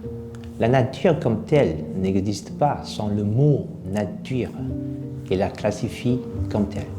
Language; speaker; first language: French; non-native, fluent; Korean